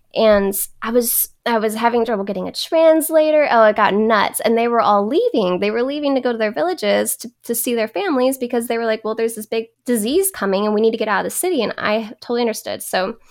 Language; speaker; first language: English; native; English